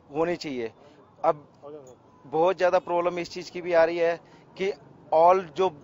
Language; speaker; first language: Hindi; native; Hindi